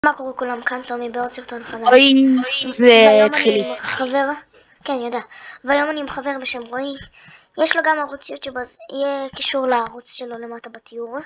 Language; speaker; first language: Hebrew; native; Hebrew